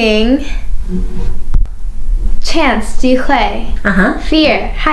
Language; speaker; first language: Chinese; non-native, learner; English